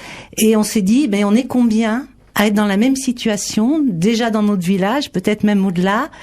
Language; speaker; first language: French; native; French